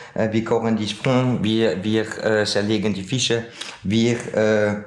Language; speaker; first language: German; non-native, fluent; French